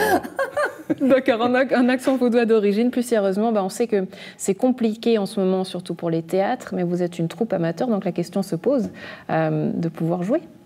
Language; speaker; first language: French; native; French